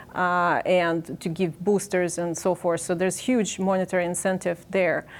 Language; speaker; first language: English; non-native, fluent; Ukrainian